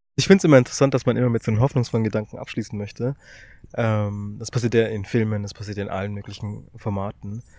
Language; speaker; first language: German; early bilingual, other home language; Tamil